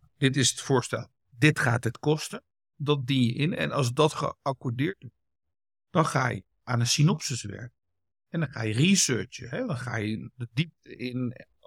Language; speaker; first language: Dutch; early bilingual, other home language; Kurdish